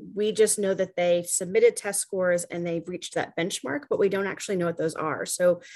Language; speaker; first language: English; native; English